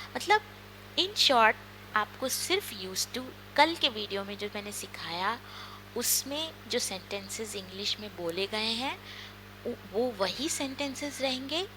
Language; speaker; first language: Hindi; non-native, local second language; Marathi